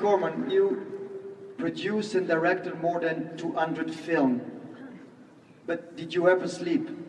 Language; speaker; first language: English; non-native, fluent; Italian